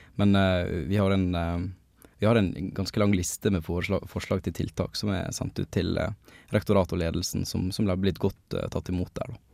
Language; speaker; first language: Norwegian; native; Norwegian